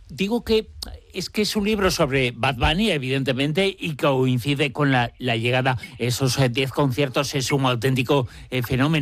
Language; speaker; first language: Spanish; native; Spanish